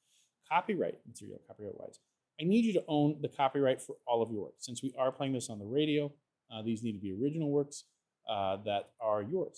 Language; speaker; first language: English; native; English